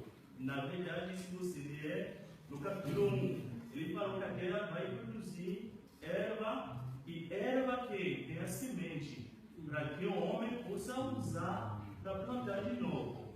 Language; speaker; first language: Portuguese; non-native, learner; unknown